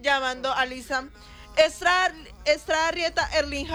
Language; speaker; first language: Spanish; native; Spanish